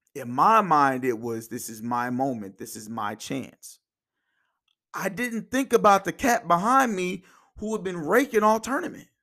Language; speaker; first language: English; native; English